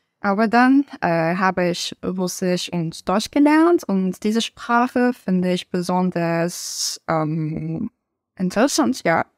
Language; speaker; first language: German; non-native, learner; Turkish